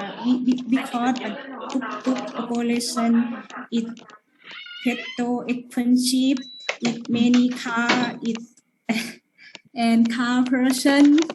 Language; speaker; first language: English; non-native, learner; Lao